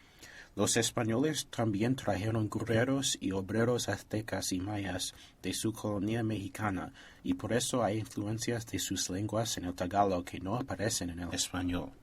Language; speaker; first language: Spanish; non-native, learner; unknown